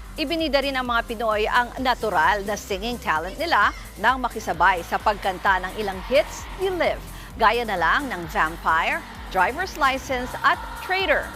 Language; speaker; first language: Filipino; native; Filipino